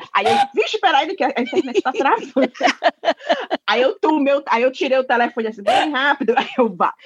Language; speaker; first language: Portuguese; native; Portuguese